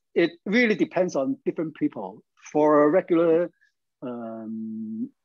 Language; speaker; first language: English; non-native, learner; Chinese